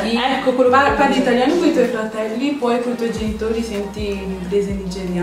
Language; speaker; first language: Italian; early bilingual, other home language; English